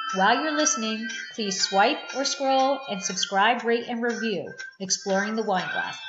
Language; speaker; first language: English; native; English